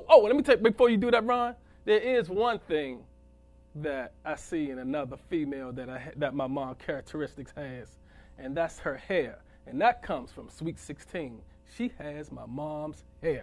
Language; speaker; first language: English; native; English